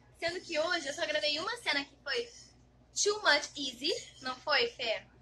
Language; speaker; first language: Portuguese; native; Portuguese